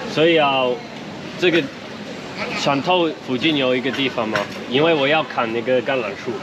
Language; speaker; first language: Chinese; non-native, learner; English